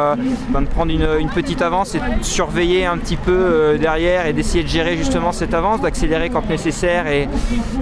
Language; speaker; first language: French; native; French